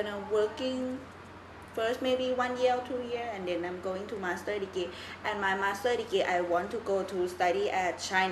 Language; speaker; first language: English; non-native, learner; Thai